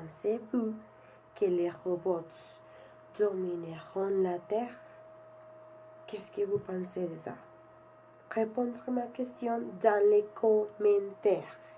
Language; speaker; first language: French; non-native, learner; Spanish